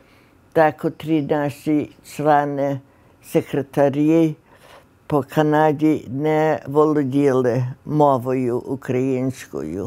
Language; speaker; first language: Ukrainian; early bilingual, heritage; Ukrainian